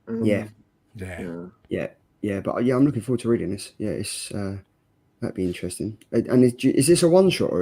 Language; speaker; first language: English; native; English